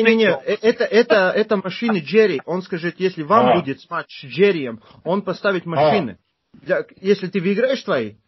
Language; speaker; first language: Russian; non-native, fluent; Latvian